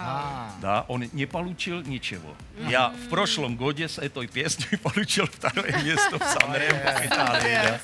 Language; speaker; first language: Russian; non-native, learner; Czech